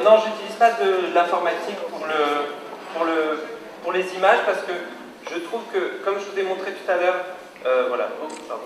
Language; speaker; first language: French; native; French